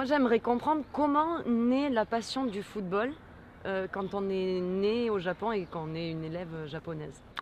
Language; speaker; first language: French; native; French